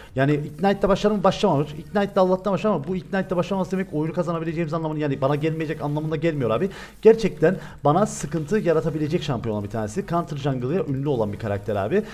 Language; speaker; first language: Turkish; native; Turkish